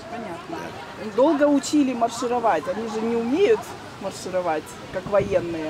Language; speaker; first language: Russian; native; Russian